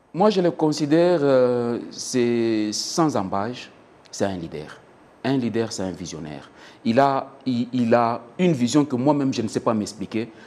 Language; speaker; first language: French; non-native, local second language; Swahili